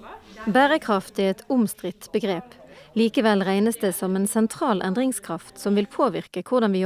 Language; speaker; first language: Norwegian; native; Norwegian